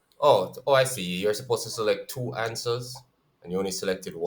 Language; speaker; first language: English; native; English